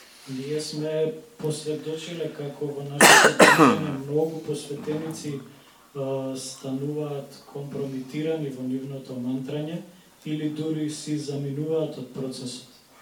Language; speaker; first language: Macedonian; native; Macedonian